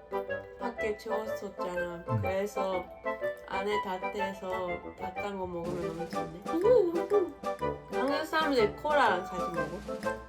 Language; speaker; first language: Korean; non-native, fluent; Japanese